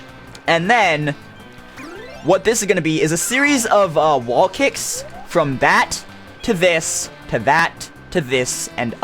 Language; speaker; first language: English; native; English